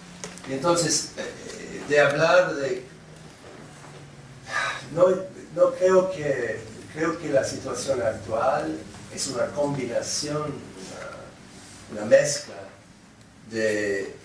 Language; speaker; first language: Spanish; non-native, fluent; English